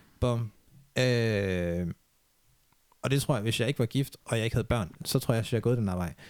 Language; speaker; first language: Danish; early bilingual, other home language; English